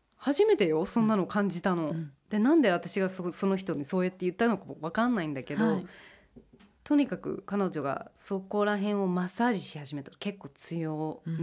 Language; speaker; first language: Japanese; early bilingual, heritage; English